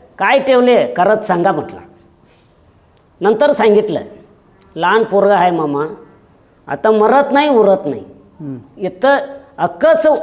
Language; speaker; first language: Marathi; native; Marathi